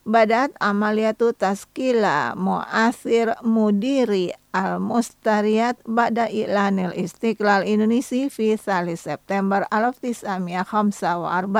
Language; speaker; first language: Arabic; non-native, learner; Indonesian